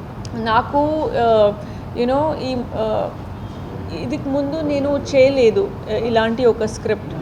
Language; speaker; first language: Telugu; non-native, fluent; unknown